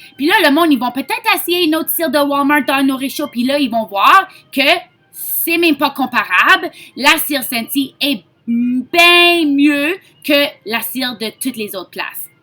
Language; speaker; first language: French; native; French